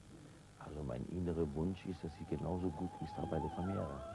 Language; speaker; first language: German; non-native, fluent; Italian